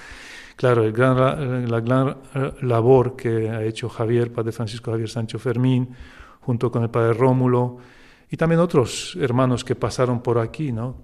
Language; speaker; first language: Spanish; non-native, fluent; Polish